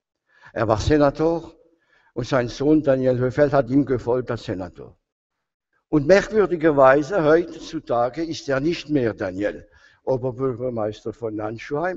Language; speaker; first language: German; non-native, fluent; French